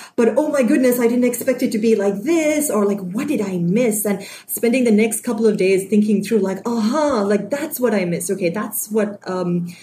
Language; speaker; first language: English; non-native, local second language; Sinhala